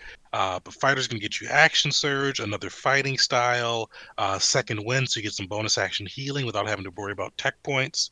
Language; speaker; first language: English; native; English